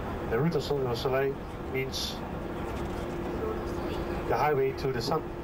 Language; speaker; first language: English; non-native, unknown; Dutch